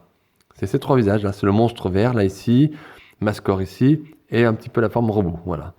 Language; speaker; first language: French; native; French